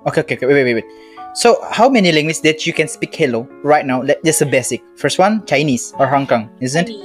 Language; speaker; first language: English; non-native, learner; Indonesian